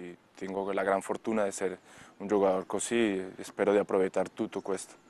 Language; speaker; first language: Italian; non-native, learner; Spanish